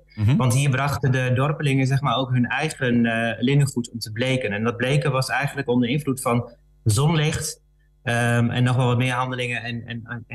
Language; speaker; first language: Dutch; native; Dutch